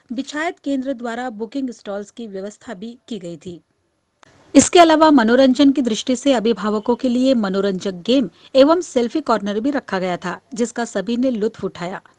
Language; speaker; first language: Hindi; non-native, local second language; Marathi